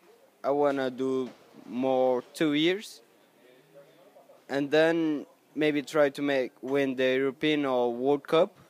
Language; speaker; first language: English; non-native, learner; Portuguese